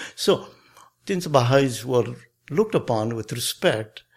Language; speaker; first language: English; non-native, local second language; Nepali